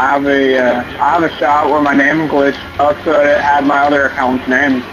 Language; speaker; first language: English; native; English